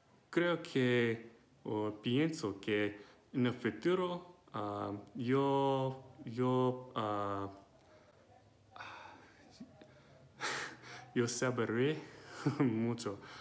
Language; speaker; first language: Spanish; non-native, learner; English